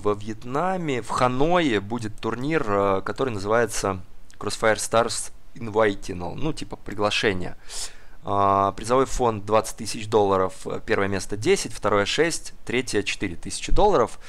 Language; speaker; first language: Russian; native; Russian